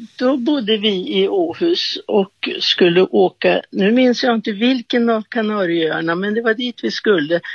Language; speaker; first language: Swedish; native; Swedish